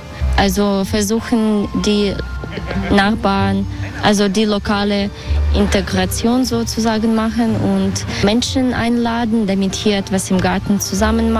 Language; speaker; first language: German; non-native, fluent; Russian